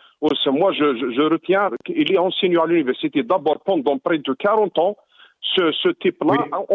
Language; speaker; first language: French; non-native, local second language; Arabic